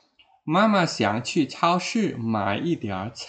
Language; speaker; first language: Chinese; non-native, fluent; Indonesian